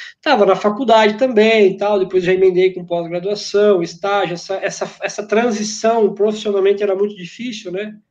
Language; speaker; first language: Portuguese; native; Portuguese